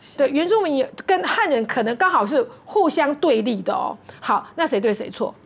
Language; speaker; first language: Chinese; non-native, local second language; Min Nan Chinese